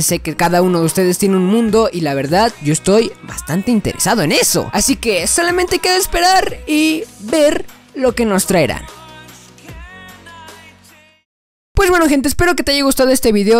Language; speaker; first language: Spanish; native; Spanish